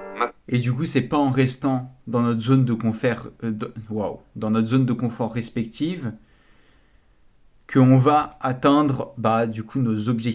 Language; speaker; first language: French; native; French